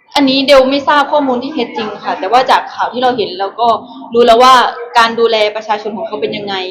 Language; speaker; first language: Thai; early bilingual, other home language; Khmer